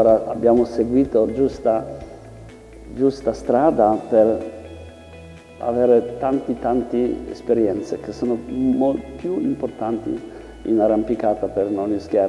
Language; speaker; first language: Italian; non-native, learner; Polish